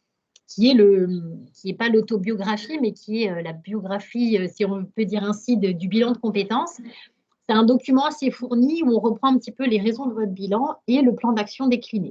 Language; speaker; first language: French; native; French